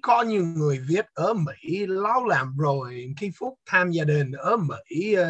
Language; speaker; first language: Vietnamese; non-native, fluent; English